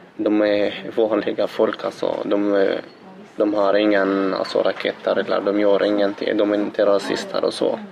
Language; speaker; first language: Swedish; non-native, learner; Arabic